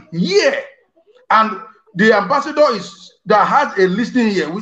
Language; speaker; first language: English; non-native, local second language; Bini